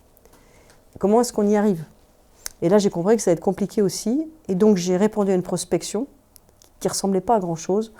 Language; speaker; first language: French; native; French